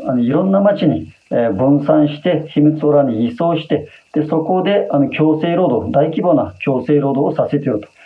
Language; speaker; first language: Japanese; non-native, fluent; Uyghur